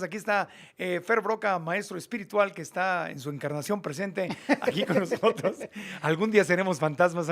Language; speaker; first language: Spanish; native; Spanish